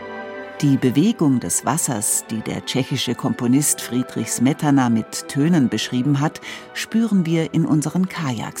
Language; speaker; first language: German; native; German